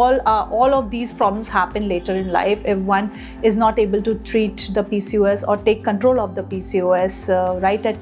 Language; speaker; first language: English; non-native, local second language; Hindi